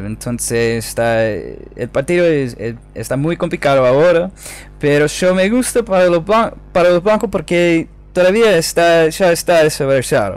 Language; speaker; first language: Spanish; non-native, fluent; English